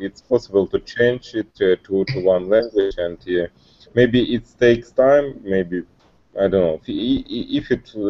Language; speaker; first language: English; non-native, learner; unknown